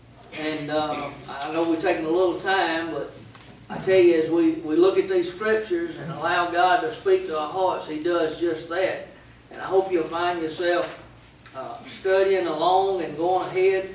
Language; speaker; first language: English; native; English